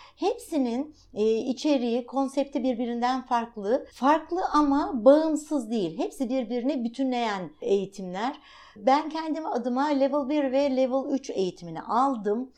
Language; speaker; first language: Turkish; native; Turkish